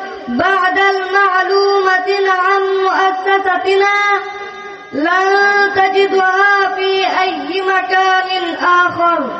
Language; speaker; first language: Arabic; non-native, learner; Bangla